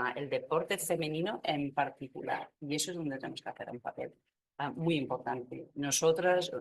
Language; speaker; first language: Spanish; non-native, fluent; English